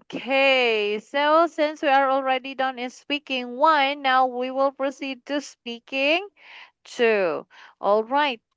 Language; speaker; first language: English; non-native, fluent; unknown